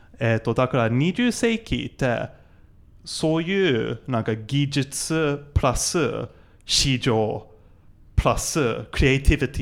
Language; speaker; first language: Japanese; non-native, fluent; English